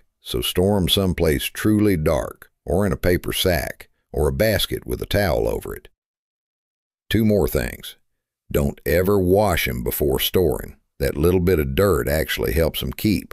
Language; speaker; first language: English; native; English